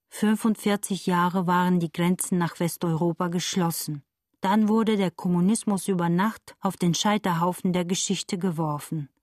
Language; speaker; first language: German; non-native, fluent; Bulgarian